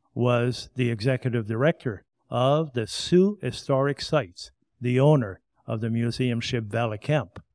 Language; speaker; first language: English; non-native, fluent; French